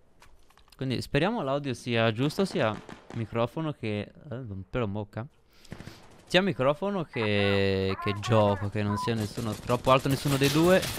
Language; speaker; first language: Italian; native; Italian